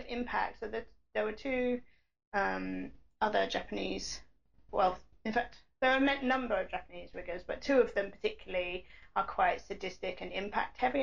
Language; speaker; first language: English; native; English